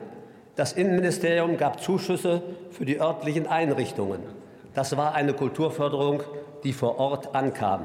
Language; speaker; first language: German; native; German